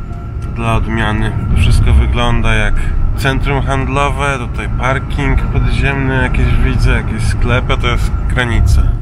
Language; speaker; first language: Polish; native; Polish